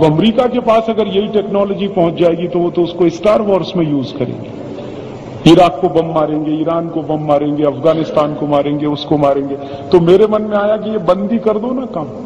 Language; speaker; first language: Hindi; native; Hindi